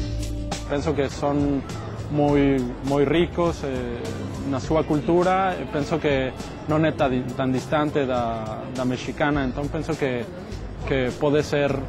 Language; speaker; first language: Galician; non-native, learner; Spanish